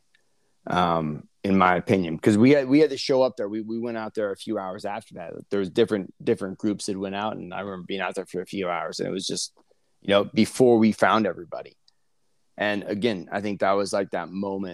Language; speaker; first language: English; native; English